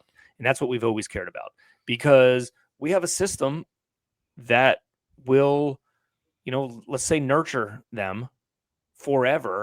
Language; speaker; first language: English; native; English